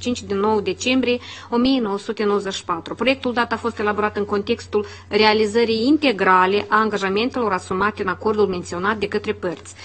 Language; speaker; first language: Romanian; native; Romanian